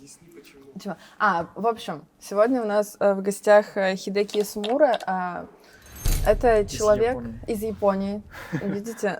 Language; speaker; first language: Russian; native; Russian